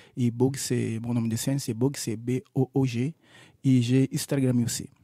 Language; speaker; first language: French; non-native, fluent; Portuguese